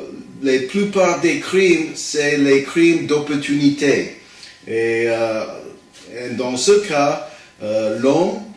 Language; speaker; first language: French; non-native, learner; English